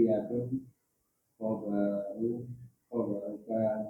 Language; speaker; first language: Arabic; non-native, learner; Indonesian